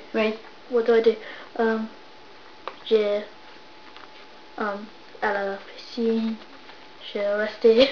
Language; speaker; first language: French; non-native, learner; English